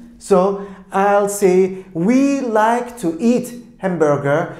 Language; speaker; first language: English; non-native, fluent; Turkish